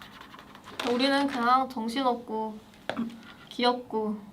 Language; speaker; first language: Korean; native; Korean